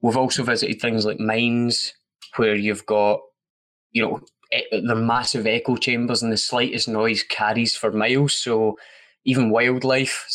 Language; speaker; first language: English; native; English